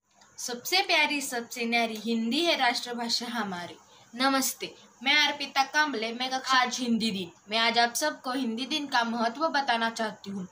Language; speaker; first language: Hindi; non-native, local second language; Marathi